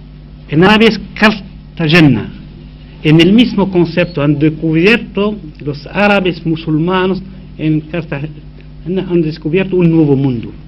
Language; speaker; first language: Spanish; non-native, fluent; Arabic